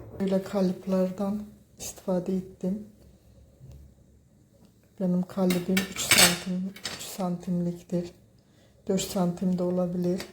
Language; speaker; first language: Turkish; early bilingual, heritage; Turkish